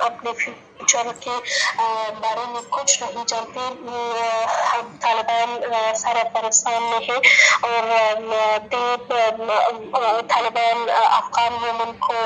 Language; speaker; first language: Hindi; non-native, learner; Persian